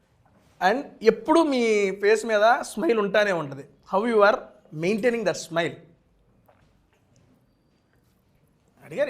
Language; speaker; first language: Telugu; native; Telugu